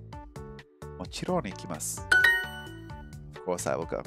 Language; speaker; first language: Japanese; non-native, learner; English